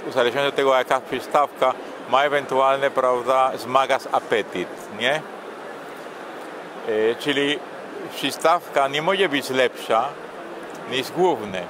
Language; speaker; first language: Polish; non-native, fluent; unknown